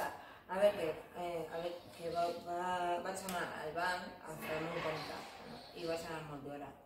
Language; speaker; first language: Catalan; non-native, learner; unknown